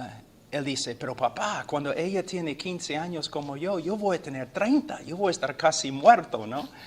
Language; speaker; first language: Spanish; non-native, fluent; English